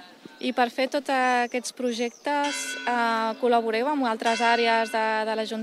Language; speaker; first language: Catalan; native; Catalan